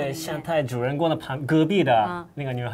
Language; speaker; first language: Chinese; non-native, fluent; Japanese